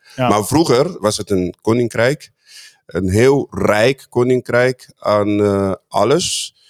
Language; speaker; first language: Dutch; non-native, fluent; Swahili